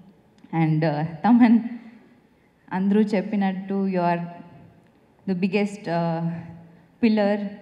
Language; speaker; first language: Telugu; non-native, fluent; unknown